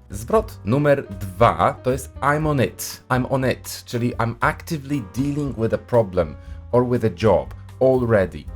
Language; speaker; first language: English; non-native, fluent; Polish